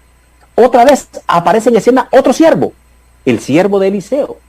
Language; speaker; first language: Spanish; native; Spanish